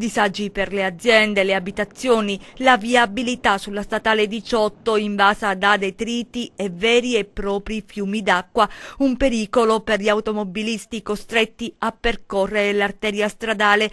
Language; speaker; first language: Italian; native; Italian